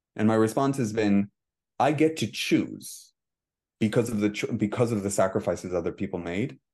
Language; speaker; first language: English; early bilingual, heritage; Hebrew